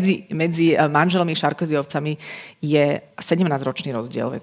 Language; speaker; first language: Slovak; native; Slovak